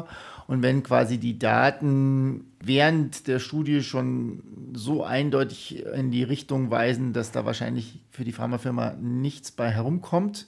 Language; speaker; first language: German; native; German